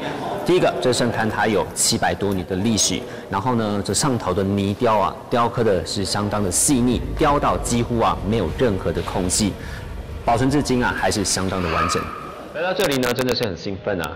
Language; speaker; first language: Chinese; native; Chinese